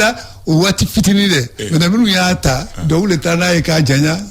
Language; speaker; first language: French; non-native, local second language; Bambara